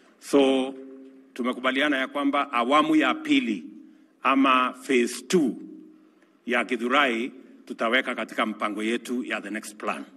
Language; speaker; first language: Swahili; non-native, local second language; Kalenjin